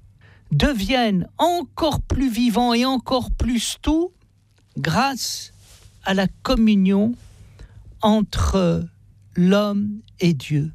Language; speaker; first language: French; native; French